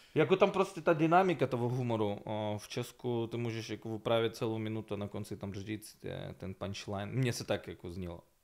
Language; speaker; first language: Czech; non-native, fluent; Russian